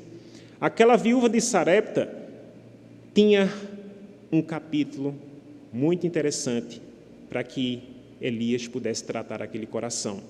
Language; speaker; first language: Portuguese; native; Portuguese